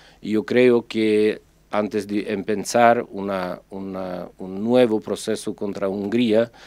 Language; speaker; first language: Spanish; non-native, fluent; Czech